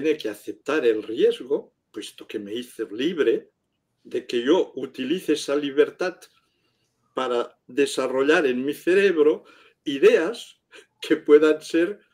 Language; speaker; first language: Spanish; non-native, local second language; Catalan